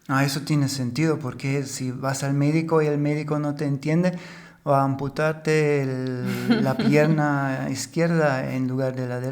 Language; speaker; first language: Spanish; non-native, fluent; German